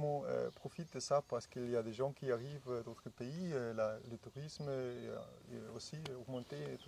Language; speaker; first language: French; non-native, fluent; German